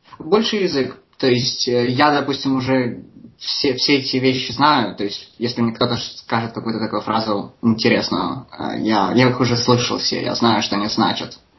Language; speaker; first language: Russian; native; Russian